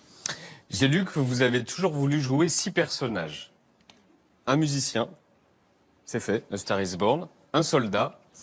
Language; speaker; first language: French; native; French